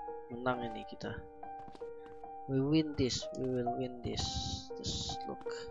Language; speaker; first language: English; non-native, learner; Indonesian